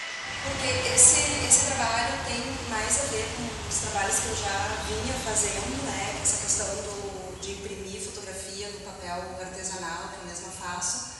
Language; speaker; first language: Portuguese; native; Portuguese